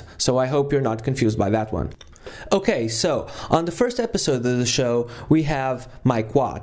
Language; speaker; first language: English; non-native, fluent; Portuguese